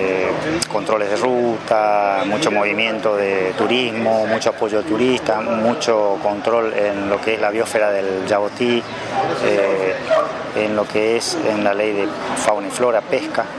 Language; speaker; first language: Spanish; native; Spanish